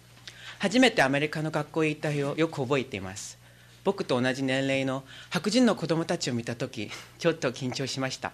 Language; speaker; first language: Japanese; non-native, learner; Korean